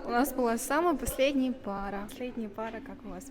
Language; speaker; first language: Russian; non-native, learner; Mongolian